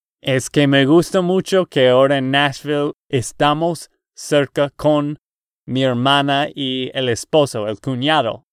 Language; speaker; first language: Spanish; non-native, fluent; English